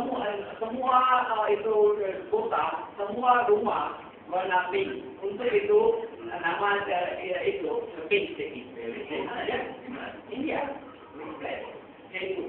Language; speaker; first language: Indonesian; non-native, learner; Hindi